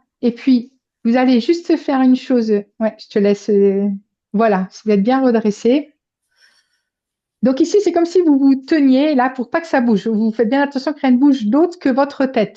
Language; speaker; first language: French; native; French